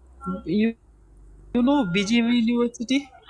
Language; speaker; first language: English; non-native, learner; Bangla